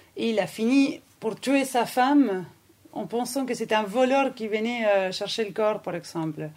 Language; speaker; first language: French; non-native, fluent; Spanish